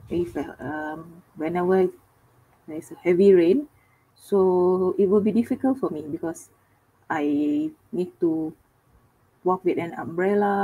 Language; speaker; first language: English; non-native, local second language; Cantonese